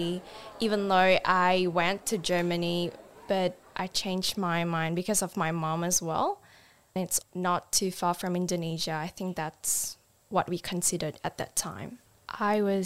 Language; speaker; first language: English; non-native, fluent; Indonesian